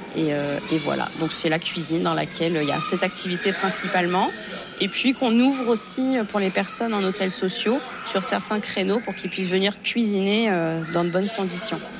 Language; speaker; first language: French; native; French